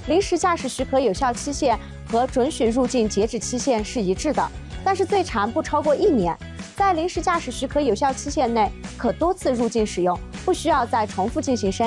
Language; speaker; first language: Chinese; native; Chinese